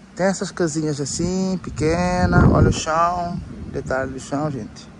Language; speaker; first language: Portuguese; non-native, local second language; Kabuverdianu